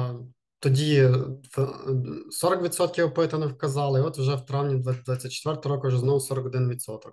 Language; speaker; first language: Ukrainian; native; Ukrainian